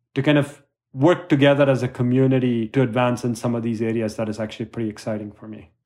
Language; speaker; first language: English; non-native, local second language; Tamil